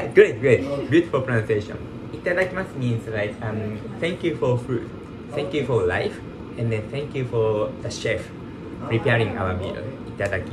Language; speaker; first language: English; non-native, learner; Japanese